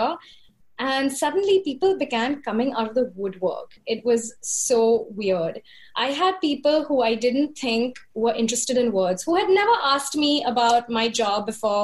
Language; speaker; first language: English; non-native, local second language; Hindi